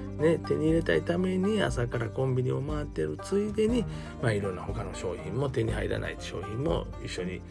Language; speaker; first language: Japanese; native; Japanese